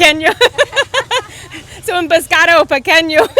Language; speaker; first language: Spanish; non-native, learner; English